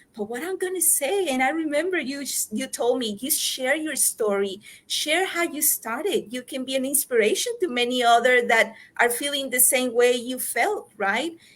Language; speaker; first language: English; non-native, fluent; Spanish